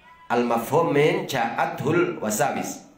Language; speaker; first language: Arabic; non-native, fluent; Javanese